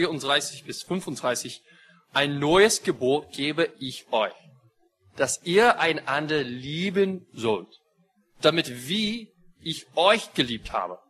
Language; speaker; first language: German; non-native, fluent; English